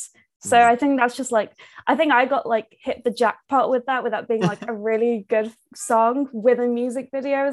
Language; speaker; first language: English; native; English